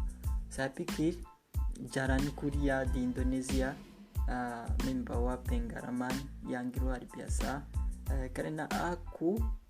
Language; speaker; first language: Indonesian; non-native, fluent; Kinyarwanda